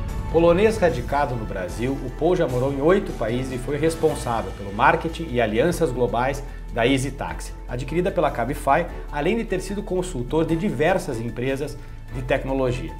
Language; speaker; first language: Portuguese; native; Portuguese